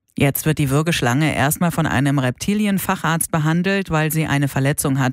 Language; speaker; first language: German; native; German